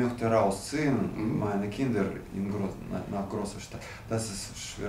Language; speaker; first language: German; non-native, learner; Russian